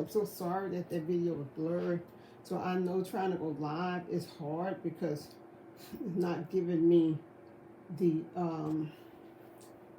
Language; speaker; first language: English; native; English